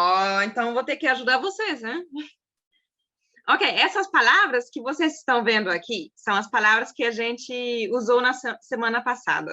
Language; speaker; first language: Portuguese; non-native, fluent; German